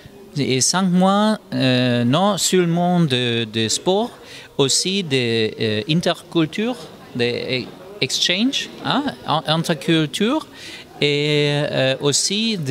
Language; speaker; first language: French; non-native, learner; German